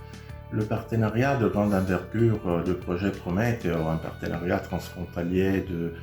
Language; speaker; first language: French; non-native, fluent; Italian